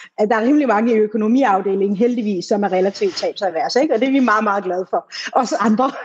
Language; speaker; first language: Danish; native; Danish